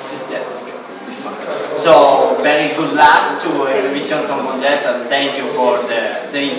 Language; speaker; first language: English; non-native, learner; Spanish